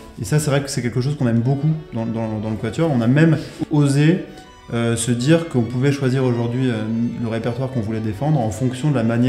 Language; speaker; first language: French; native; French